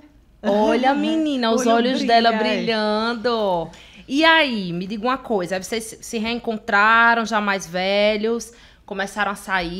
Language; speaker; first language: Portuguese; native; Portuguese